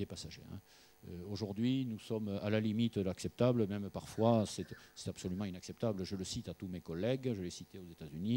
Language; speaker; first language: French; native; French